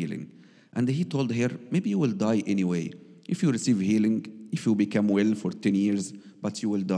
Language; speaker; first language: English; non-native, learner; Arabic